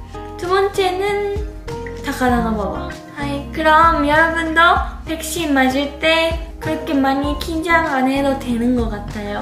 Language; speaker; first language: Korean; non-native, fluent; Japanese